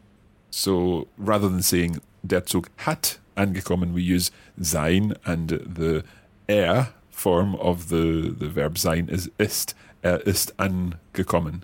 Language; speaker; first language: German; non-native, learner; English